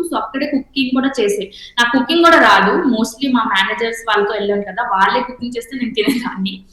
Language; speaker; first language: Telugu; non-native, local second language; Hindi